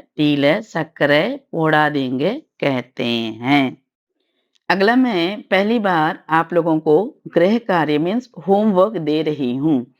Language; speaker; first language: Hindi; non-native, local second language; Tamil